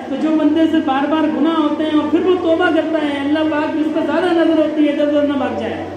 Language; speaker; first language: Urdu; non-native, local second language; Punjabi